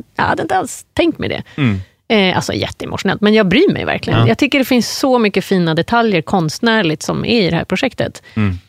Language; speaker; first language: Swedish; non-native, fluent; English